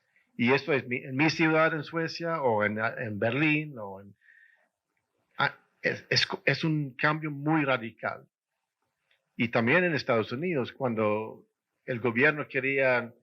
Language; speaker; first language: Spanish; non-native, fluent; Swedish